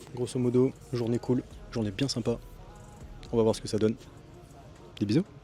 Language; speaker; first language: French; native; French